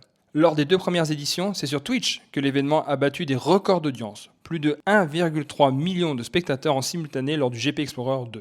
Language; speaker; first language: French; native; French